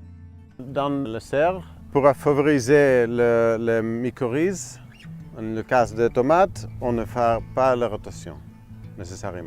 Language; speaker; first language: French; non-native, fluent; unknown